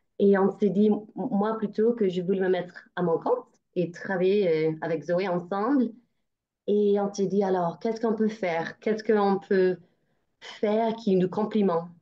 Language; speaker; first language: French; non-native, fluent; English